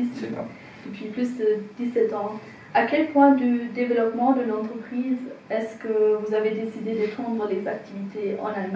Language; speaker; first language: French; non-native, fluent; German